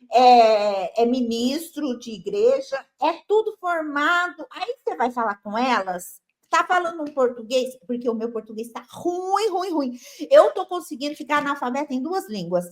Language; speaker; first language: Portuguese; native; Portuguese